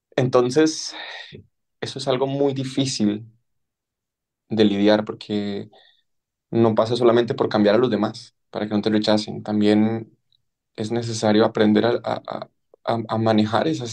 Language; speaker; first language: Spanish; native; Spanish